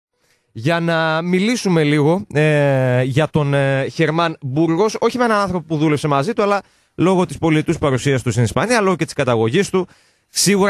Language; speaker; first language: Greek; native; Greek